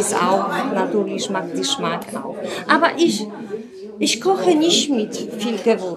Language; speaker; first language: German; non-native, learner; Polish